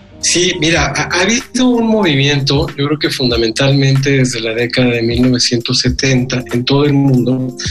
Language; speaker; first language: Spanish; native; Spanish